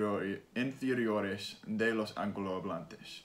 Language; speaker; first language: Spanish; non-native, learner; English